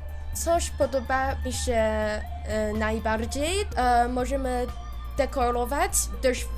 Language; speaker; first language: Polish; non-native, learner; Chinese